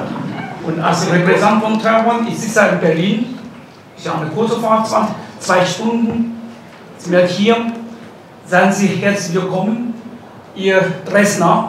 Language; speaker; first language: German; non-native, fluent; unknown